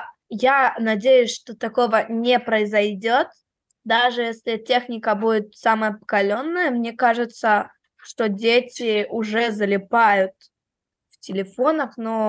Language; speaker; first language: Russian; early bilingual, heritage; Russian